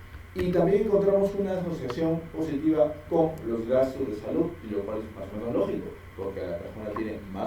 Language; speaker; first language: Spanish; native; Spanish